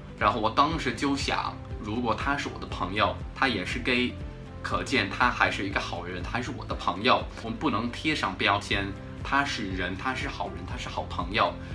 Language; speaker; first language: Chinese; non-native, fluent; English